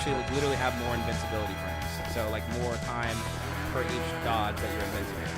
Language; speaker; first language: English; native; English